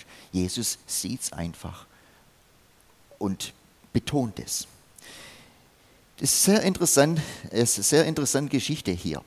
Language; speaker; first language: German; non-native, fluent; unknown